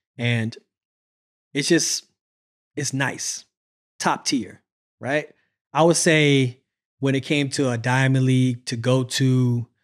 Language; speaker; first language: English; native; English